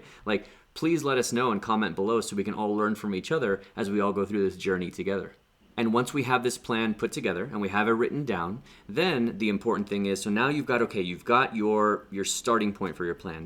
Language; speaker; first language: English; native; English